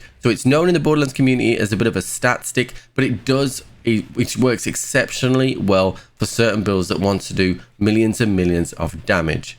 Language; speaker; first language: English; native; English